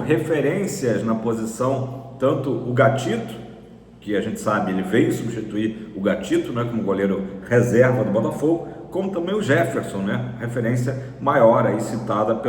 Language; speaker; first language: Portuguese; native; Portuguese